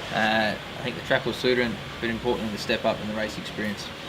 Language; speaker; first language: English; native; English